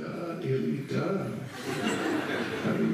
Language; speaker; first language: Russian; non-native, learner; English